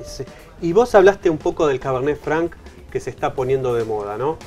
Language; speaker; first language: Spanish; native; Spanish